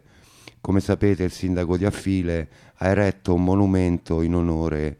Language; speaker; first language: Italian; native; Italian